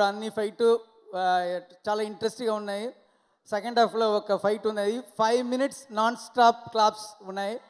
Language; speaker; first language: Telugu; non-native, learner; Tamil